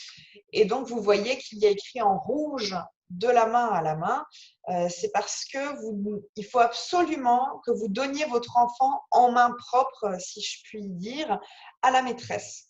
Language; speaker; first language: French; native; French